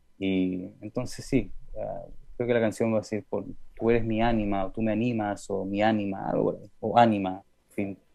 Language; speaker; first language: Spanish; early bilingual, heritage; Spanish